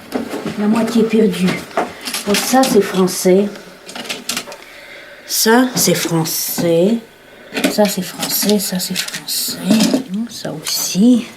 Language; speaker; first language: French; early bilingual, heritage; Russian